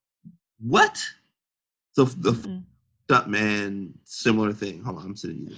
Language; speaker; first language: English; native; English